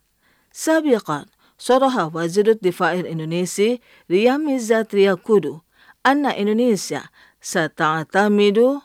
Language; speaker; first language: Arabic; non-native, fluent; Indonesian